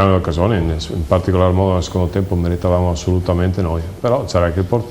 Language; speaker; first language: Italian; native; Italian